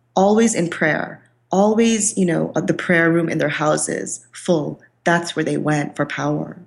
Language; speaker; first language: English; non-native, local second language; Bangla